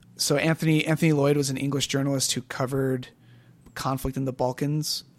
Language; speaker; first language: English; native; English